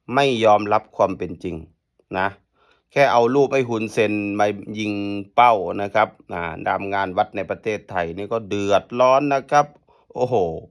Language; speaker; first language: Thai; native; Thai